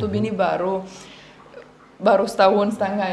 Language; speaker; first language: Indonesian; non-native, fluent; Romanian